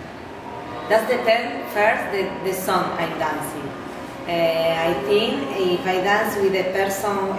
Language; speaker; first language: English; non-native, learner; Spanish